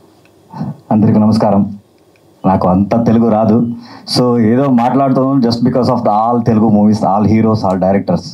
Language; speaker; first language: Telugu; non-native, learner; Kannada